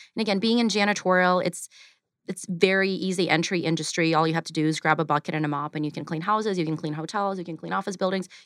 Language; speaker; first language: English; early bilingual, other home language; Ukrainian